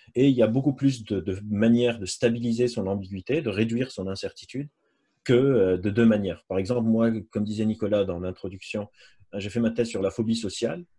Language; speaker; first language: French; non-native, local second language; Arabic